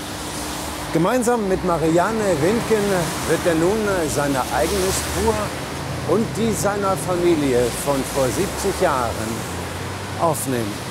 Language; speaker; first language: German; native; German